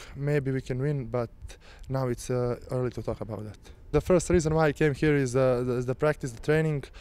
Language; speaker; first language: English; non-native, fluent; Serbian